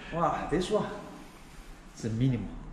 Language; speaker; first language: English; non-native, learner; Chinese